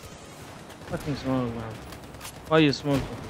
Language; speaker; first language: English; non-native, learner; Turkish